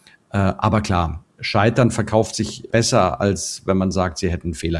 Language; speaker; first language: German; native; German